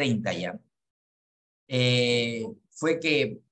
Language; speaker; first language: Spanish; native; Spanish